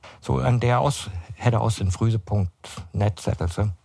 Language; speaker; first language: Danish; non-native, fluent; German